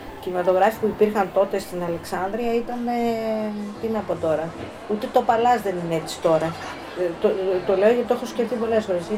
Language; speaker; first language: Greek; early bilingual, heritage; Greek